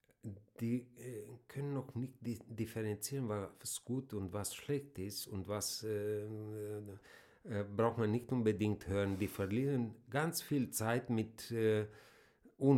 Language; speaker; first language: German; non-native, fluent; Romanian